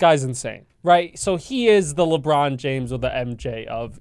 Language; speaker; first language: English; native; English